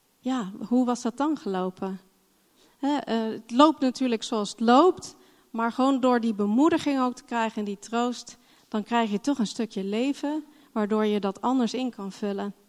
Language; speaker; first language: Dutch; non-native, fluent; English